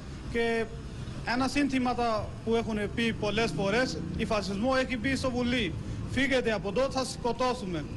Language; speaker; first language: Greek; non-native, learner; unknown